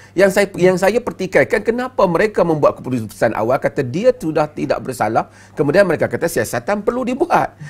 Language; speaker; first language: Malay; native; Malay